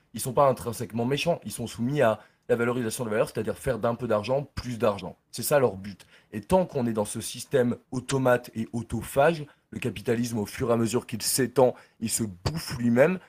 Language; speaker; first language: French; native; French